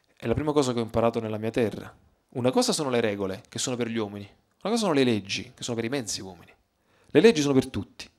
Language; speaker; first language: Italian; native; Italian